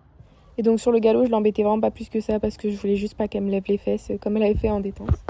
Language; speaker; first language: French; native; French